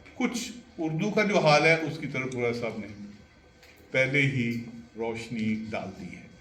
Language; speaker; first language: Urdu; non-native, local second language; Punjabi